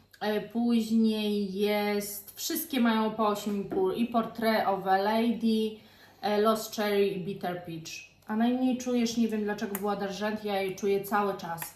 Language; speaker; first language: Polish; native; Polish